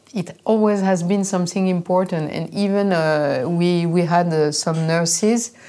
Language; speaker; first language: English; non-native, fluent; French